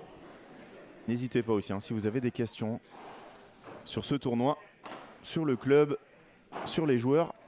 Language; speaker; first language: French; native; French